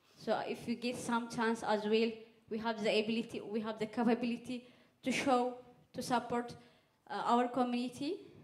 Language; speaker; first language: English; non-native, fluent; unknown